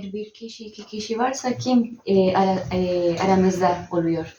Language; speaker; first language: Turkish; non-native, learner; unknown